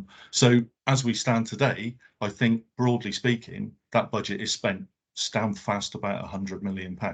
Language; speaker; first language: English; native; English